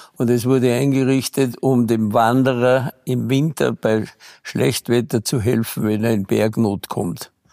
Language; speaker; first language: German; native; German